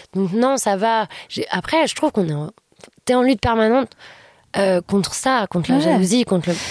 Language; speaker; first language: French; native; French